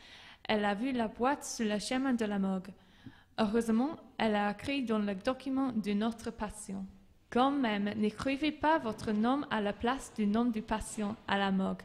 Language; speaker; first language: French; non-native, learner; English